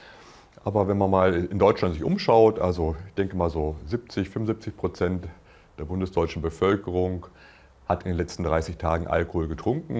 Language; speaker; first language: German; native; German